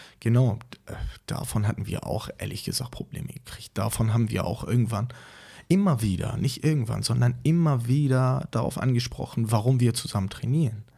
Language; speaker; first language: German; non-native, fluent; Persian